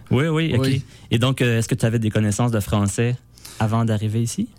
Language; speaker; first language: French; native; French